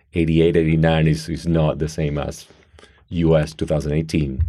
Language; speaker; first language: English; non-native, fluent; Spanish